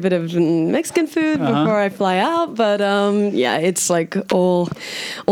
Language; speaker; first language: English; native; English